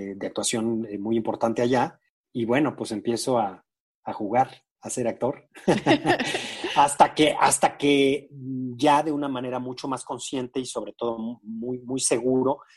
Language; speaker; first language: Spanish; native; Spanish